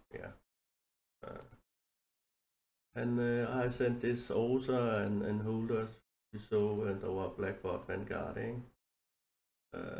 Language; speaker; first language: English; non-native, learner; Danish